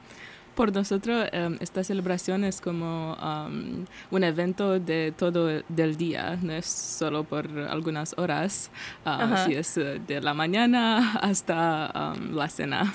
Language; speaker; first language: Spanish; non-native, learner; Romanian